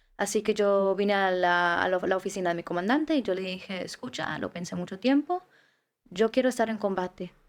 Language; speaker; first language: Spanish; early bilingual, heritage; Spanish